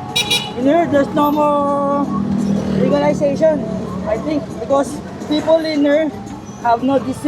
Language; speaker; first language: English; non-native, local second language; Filipino